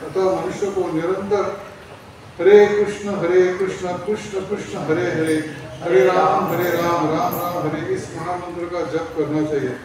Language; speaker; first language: Hindi; non-native, local second language; Marathi